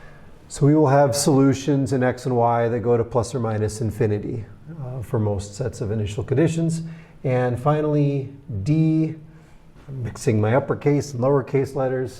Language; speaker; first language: English; native; English